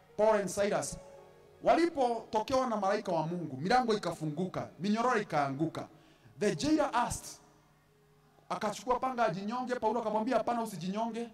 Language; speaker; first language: Swahili; non-native, local second language; Kikuyu